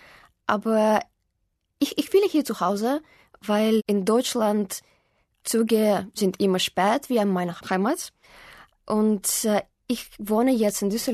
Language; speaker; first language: German; non-native, fluent; Russian